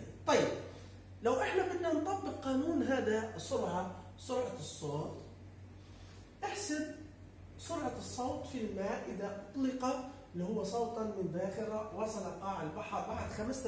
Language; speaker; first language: Arabic; native; Arabic